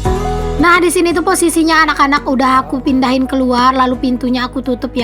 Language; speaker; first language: Indonesian; native; Indonesian